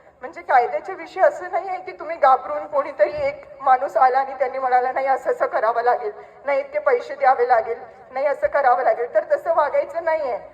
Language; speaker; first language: Marathi; non-native, local second language; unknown